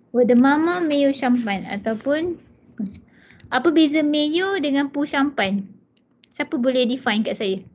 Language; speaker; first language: Malay; native; Malay